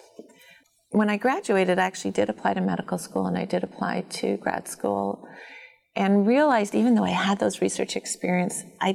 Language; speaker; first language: English; native; English